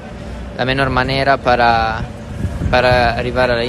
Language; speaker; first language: Spanish; non-native, learner; Italian